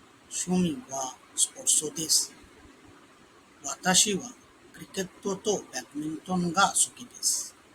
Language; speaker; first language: Japanese; non-native, learner; Bangla